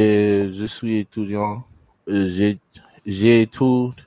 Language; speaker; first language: French; non-native, learner; English